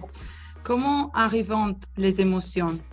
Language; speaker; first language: French; non-native, fluent; Spanish